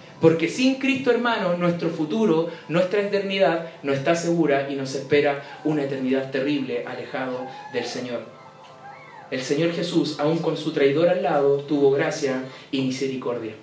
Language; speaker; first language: Spanish; native; Spanish